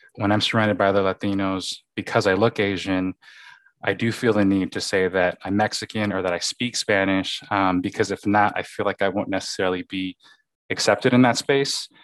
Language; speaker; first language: English; early bilingual, other home language; Spanish